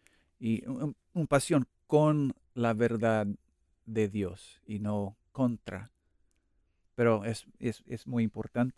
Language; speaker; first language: Spanish; non-native, learner; English